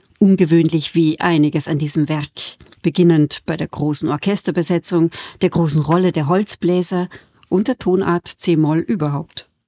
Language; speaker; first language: German; native; German